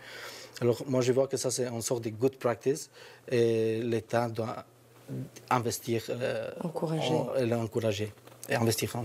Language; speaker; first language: French; non-native, fluent; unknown